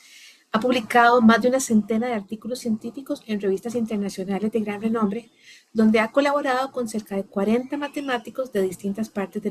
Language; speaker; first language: Spanish; native; Spanish